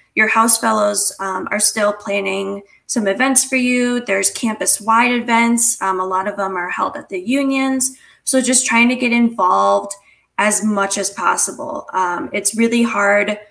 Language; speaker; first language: English; native; English